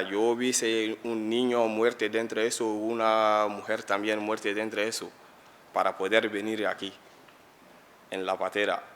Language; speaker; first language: Spanish; non-native, learner; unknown